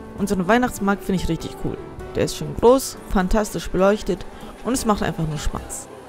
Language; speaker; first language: German; native; German